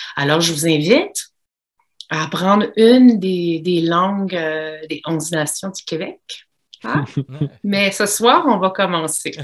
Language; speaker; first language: French; native; French